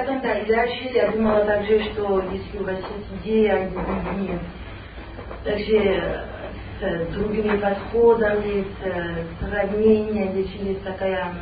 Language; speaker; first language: Russian; non-native, learner; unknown